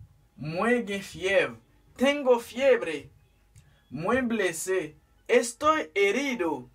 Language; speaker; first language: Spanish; non-native, fluent; Haitian Creole